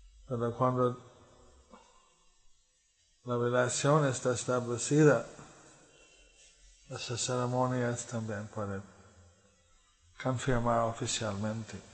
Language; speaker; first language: Spanish; non-native, fluent; English